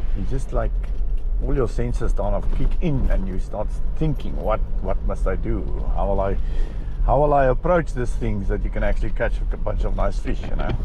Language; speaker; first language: English; non-native, local second language; Afrikaans